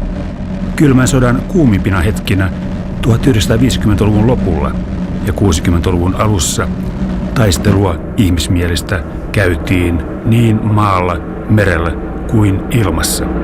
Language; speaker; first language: Finnish; native; Finnish